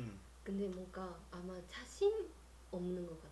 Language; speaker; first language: Korean; non-native, learner; Japanese